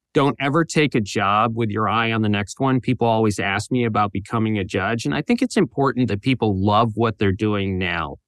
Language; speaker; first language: English; native; English